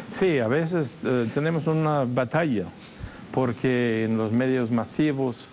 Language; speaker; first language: Spanish; non-native, fluent; English